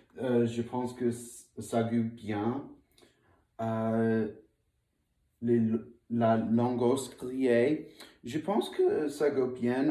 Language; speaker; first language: French; non-native, learner; English